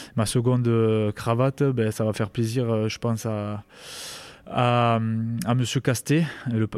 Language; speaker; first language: French; native; French